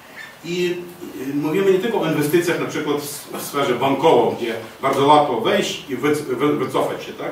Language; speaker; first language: Polish; non-native, fluent; Ukrainian